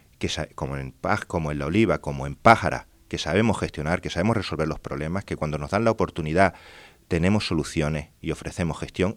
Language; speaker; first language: Spanish; native; Spanish